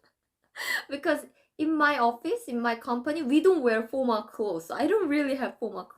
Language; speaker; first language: English; non-native, fluent; Korean